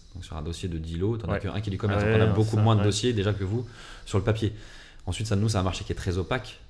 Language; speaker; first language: French; native; French